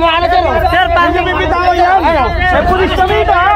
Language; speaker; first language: Filipino; native; Filipino